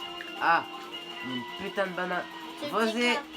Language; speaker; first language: French; native; French